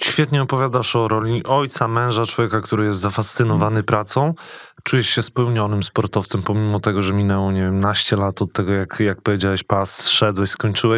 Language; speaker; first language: Polish; native; Polish